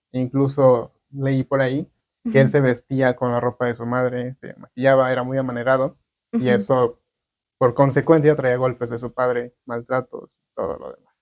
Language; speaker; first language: Spanish; native; Spanish